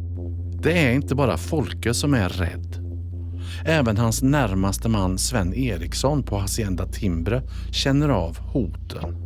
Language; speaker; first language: Swedish; native; Swedish